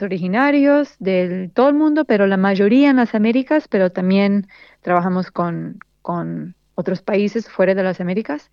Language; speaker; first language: Spanish; early bilingual, heritage; Spanish